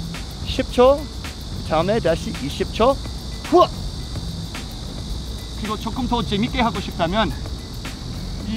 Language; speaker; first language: Korean; non-native, fluent; English